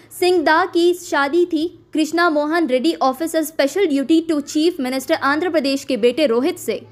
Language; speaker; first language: Urdu; native; Urdu